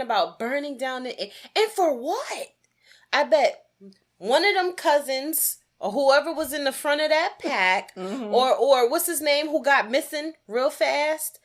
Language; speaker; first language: English; native; English